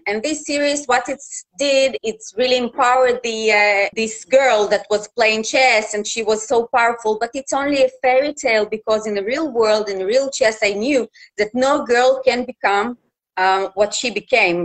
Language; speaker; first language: English; non-native, fluent; Russian